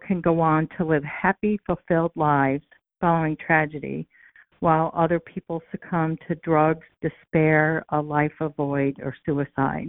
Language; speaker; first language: English; native; English